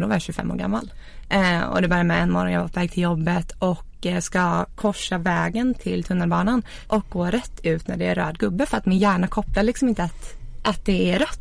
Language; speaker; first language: Swedish; native; Swedish